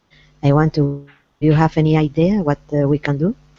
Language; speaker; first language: English; non-native, learner; Spanish